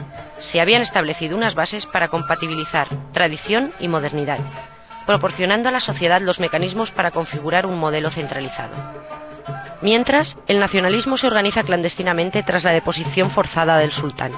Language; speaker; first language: Spanish; native; Spanish